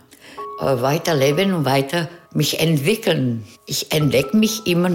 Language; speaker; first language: German; non-native, fluent; Czech